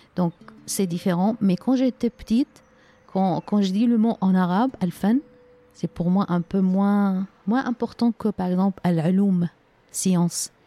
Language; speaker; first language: French; non-native, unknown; Arabic